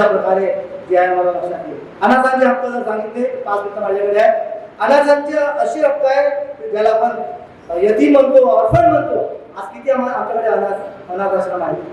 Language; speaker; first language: Marathi; non-native, local second language; Urdu